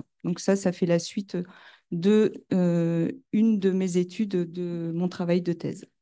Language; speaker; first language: French; native; French